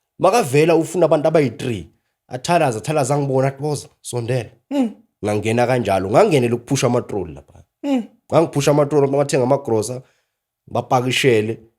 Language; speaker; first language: Zulu; native; Zulu